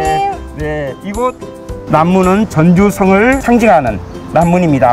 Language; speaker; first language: Korean; native; Korean